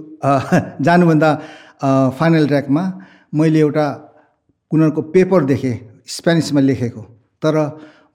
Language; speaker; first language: Nepali; native; Nepali